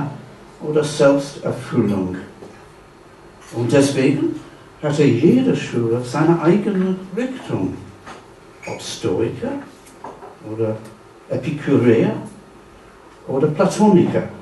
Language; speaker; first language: German; non-native, fluent; English